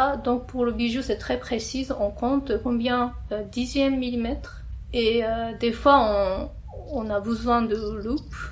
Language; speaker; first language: French; non-native, fluent; Japanese